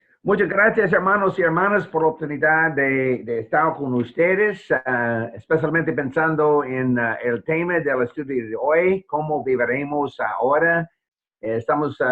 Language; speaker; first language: Spanish; non-native, fluent; English